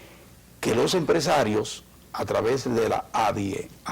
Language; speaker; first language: Spanish; native; Spanish